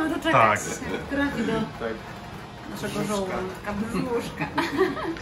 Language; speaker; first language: Polish; native; Polish